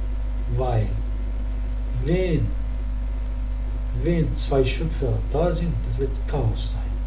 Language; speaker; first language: German; non-native, learner; Arabic